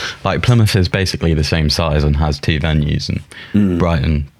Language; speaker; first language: English; native; English